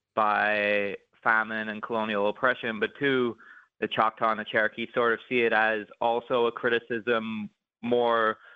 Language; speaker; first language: English; native; English